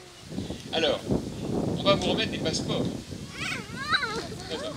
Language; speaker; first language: French; native; French